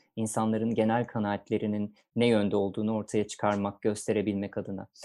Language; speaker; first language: Turkish; native; Turkish